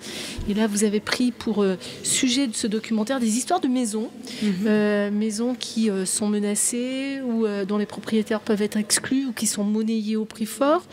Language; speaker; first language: French; native; French